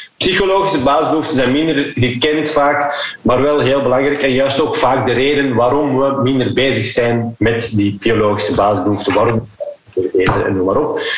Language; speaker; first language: Dutch; native; Dutch